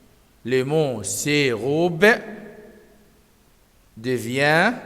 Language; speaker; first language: French; non-native, fluent; Arabic